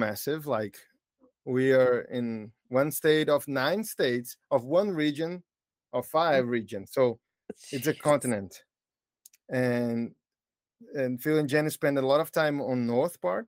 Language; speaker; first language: English; non-native, fluent; Portuguese